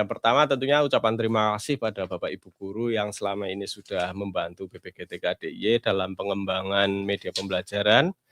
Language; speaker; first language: Indonesian; native; Indonesian